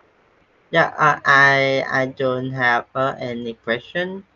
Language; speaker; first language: English; non-native, learner; Vietnamese